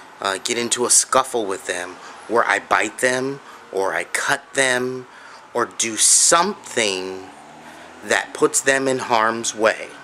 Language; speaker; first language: English; native; English